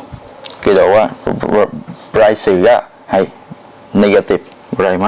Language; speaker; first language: Japanese; non-native, learner; Thai